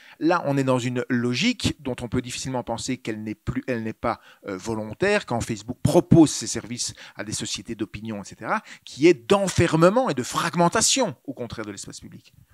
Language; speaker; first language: French; native; French